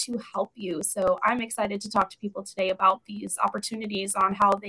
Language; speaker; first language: English; native; English